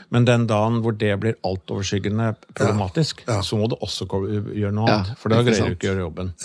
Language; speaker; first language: Norwegian; native; Norwegian